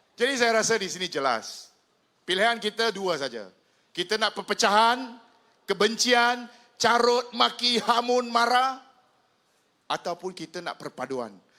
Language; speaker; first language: Malay; non-native, local second language; Chinese